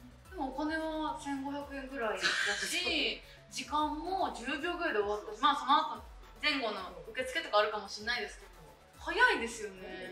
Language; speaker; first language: Japanese; native; Japanese